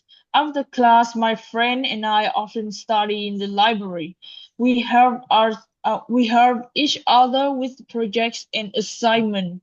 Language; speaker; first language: English; non-native, learner; Vietnamese